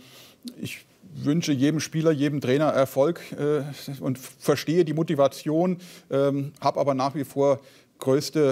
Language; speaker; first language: German; native; German